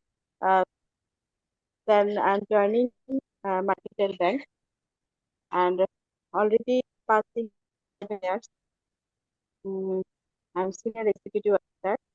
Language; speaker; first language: English; non-native, learner; Bangla